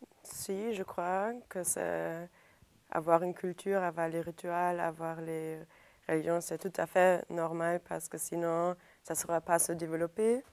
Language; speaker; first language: French; non-native, fluent; German